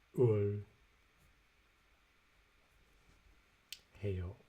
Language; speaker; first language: Korean; non-native, learner; English